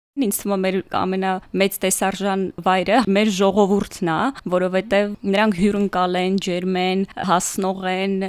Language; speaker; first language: Armenian; early bilingual, heritage; Armenian